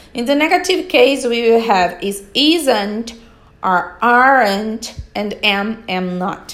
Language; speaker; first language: English; non-native, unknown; Portuguese